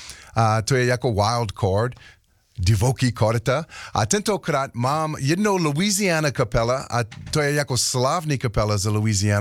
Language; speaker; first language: Czech; non-native, learner; English